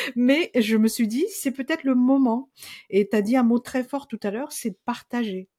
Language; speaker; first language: French; non-native, local second language; Malagasy